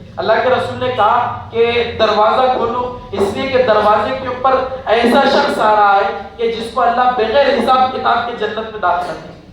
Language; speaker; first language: Urdu; native; Urdu